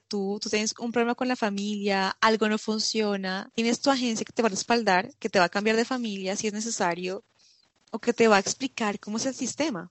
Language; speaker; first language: Spanish; native; Spanish